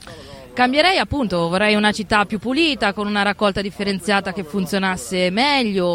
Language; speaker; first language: Italian; native; Italian